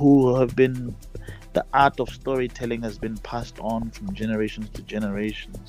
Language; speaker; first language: English; non-native, local second language; Tswana